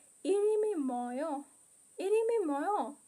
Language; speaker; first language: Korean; non-native, learner; Hindi